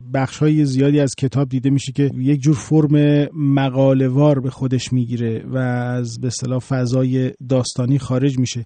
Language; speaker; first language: Persian; native; Persian